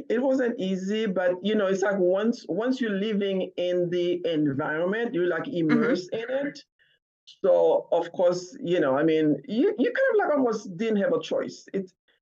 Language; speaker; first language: English; non-native, fluent; Haitian Creole